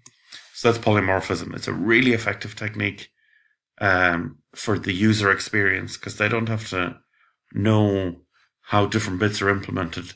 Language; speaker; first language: English; native; English